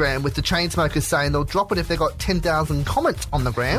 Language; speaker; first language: English; native; English